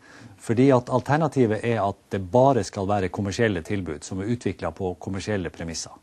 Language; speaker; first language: Norwegian; native; Norwegian